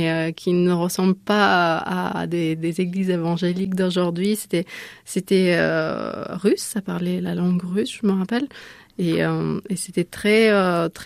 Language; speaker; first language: French; non-native, fluent; Lithuanian